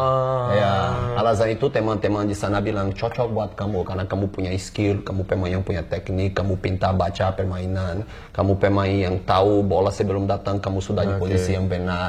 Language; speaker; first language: Indonesian; non-native, fluent; Portuguese